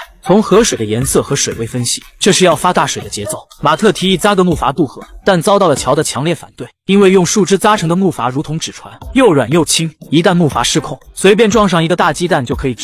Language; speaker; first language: Chinese; native; Chinese